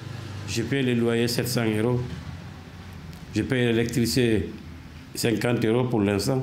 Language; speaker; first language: French; non-native, learner; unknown